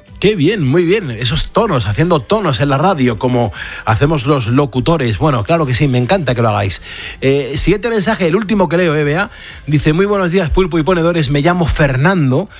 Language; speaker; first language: Spanish; native; Spanish